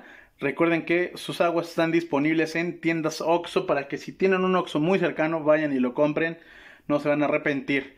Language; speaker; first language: Spanish; native; Spanish